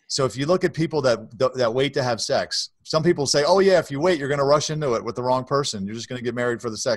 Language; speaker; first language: English; native; English